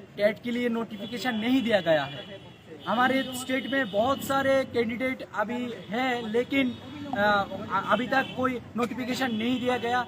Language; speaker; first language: Hindi; non-native, local second language; Bangla